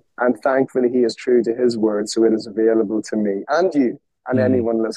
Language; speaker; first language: English; native; English